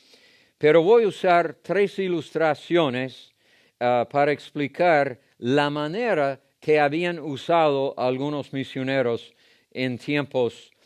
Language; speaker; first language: Spanish; non-native, fluent; English